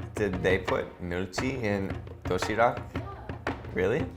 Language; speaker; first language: English; native; English